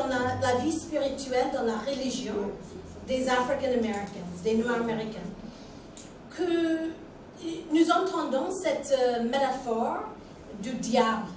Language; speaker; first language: French; non-native, fluent; English